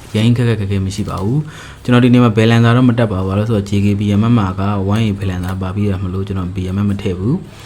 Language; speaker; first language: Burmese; native; Burmese